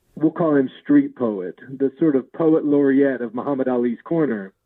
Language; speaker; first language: English; native; English